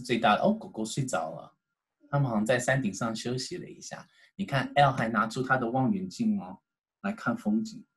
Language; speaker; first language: Chinese; native; Chinese